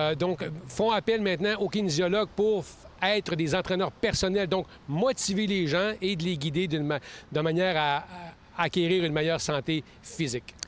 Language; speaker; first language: French; native; French